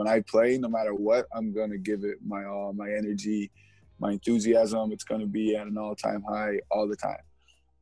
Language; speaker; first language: English; native; English